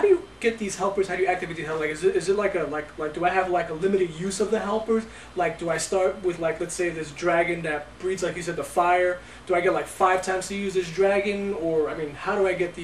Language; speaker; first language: English; native; English